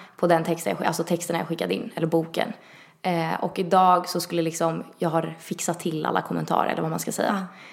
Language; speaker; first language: Swedish; early bilingual, other home language; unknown